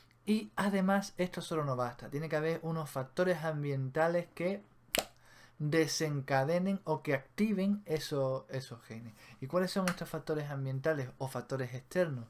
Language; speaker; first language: Spanish; native; Spanish